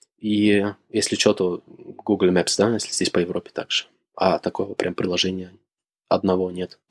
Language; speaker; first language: Russian; native; Russian